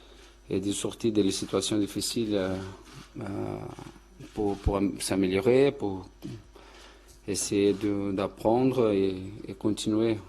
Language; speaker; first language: French; non-native, fluent; Portuguese